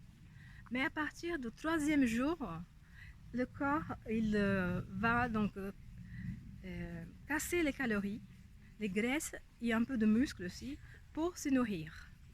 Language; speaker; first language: French; non-native, fluent; Portuguese